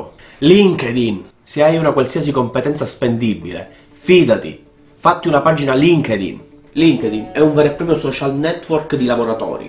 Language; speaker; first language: Italian; native; Italian